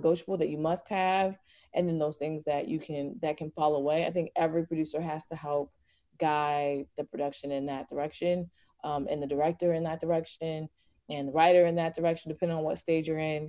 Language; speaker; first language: English; native; English